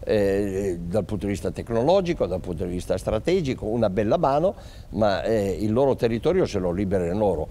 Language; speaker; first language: Italian; native; Italian